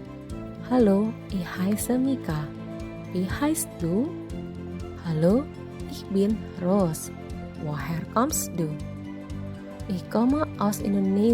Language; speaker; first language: German; non-native, fluent; Indonesian